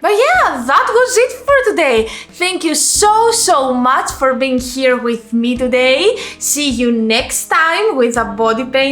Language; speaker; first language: English; non-native, fluent; Greek